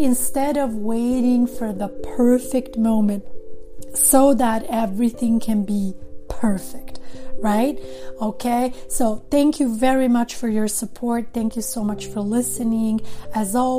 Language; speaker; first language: English; non-native, fluent; Serbian